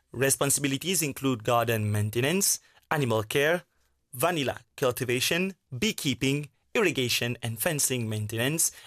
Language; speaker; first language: English; non-native, local second language; Morisyen